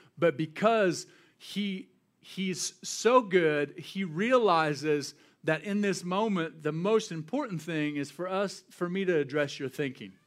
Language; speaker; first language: English; native; English